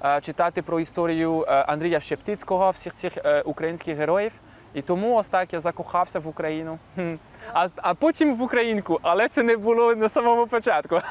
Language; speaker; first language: Ukrainian; non-native, fluent; French